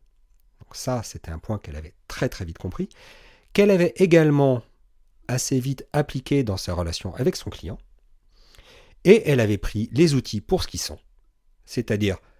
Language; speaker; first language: French; native; French